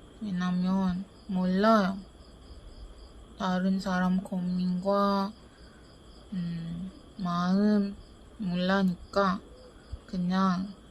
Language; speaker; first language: Korean; non-native, learner; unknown